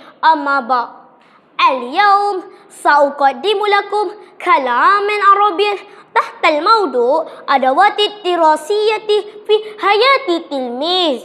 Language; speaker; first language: Arabic; non-native, learner; Malay